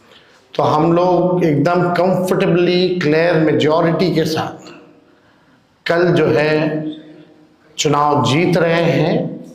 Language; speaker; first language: Hindi; native; Hindi